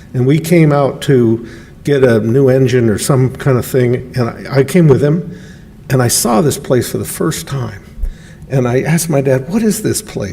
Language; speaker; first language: English; native; English